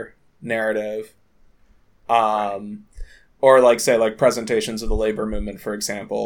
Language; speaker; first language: English; native; English